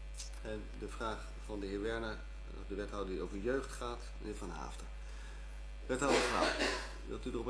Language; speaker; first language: Dutch; native; Dutch